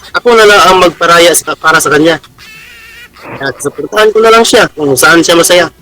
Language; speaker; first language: Filipino; native; Filipino